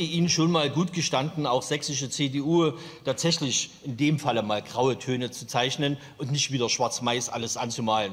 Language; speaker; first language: German; native; German